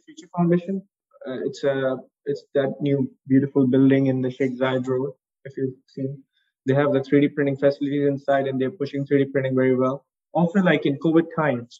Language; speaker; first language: English; non-native, local second language; Urdu